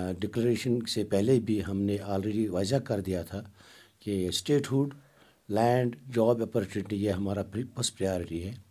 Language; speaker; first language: Hindi; non-native, local second language; Kashmiri